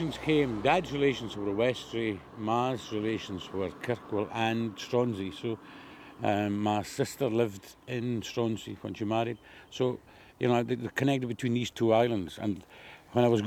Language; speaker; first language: English; native; English